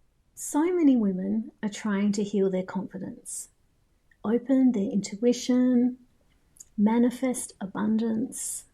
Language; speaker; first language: English; native; English